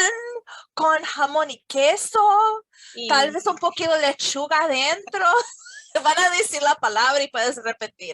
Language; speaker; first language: Spanish; non-native, fluent; English